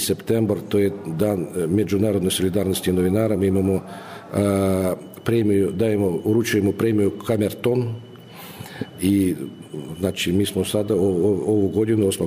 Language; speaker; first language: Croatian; non-native, fluent; Russian